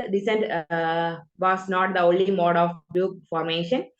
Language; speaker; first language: English; non-native, local second language; Malayalam